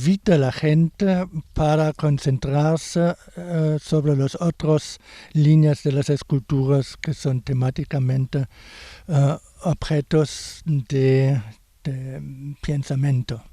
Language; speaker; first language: Spanish; non-native, fluent; German